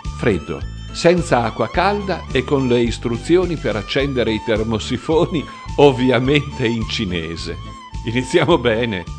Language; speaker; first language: Italian; native; Italian